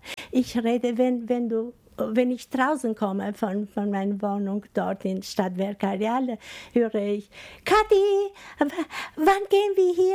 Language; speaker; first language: German; non-native, fluent; Albanian